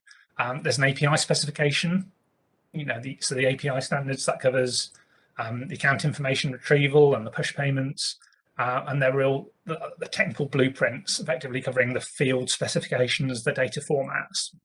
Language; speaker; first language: English; native; English